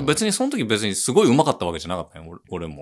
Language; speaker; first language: Japanese; native; Japanese